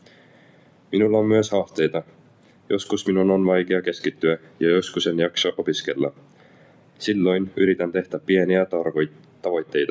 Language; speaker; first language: Finnish; non-native, learner; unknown